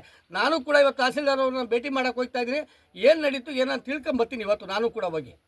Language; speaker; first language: Kannada; native; Kannada